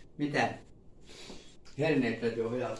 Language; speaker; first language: Finnish; non-native, fluent; Thai